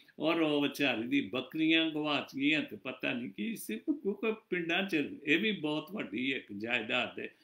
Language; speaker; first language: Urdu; non-native, local second language; Punjabi